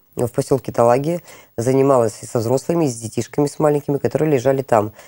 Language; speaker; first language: Russian; native; Russian